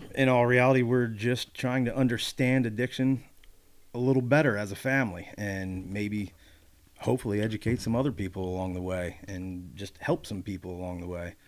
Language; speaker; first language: English; native; English